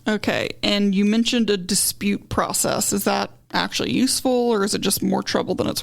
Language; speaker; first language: English; native; English